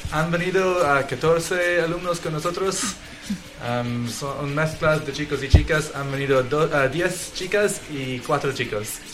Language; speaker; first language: Spanish; non-native, fluent; English